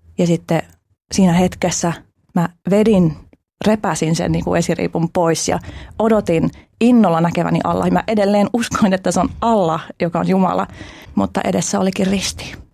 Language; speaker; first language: Finnish; early bilingual, other home language; Albanian